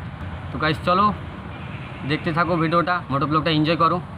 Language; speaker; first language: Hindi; non-native, learner; Bangla